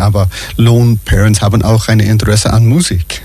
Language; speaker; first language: German; non-native, fluent; English